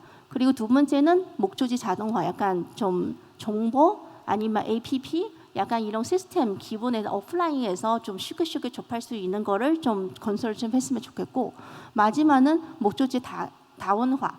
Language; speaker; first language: Korean; non-native, fluent; Chinese